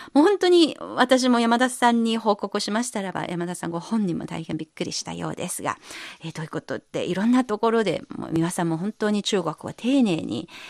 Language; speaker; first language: Japanese; non-native, fluent; Chinese